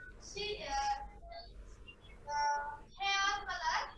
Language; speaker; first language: English; non-native, learner; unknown